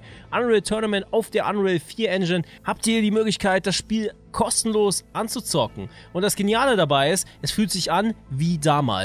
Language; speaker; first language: German; native; German